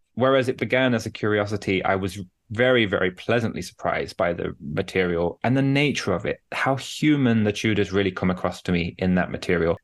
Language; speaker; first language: English; native; English